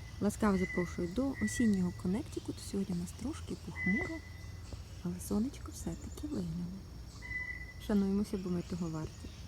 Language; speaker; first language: Ukrainian; native; Ukrainian